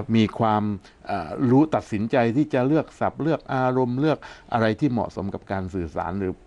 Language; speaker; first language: Thai; native; Thai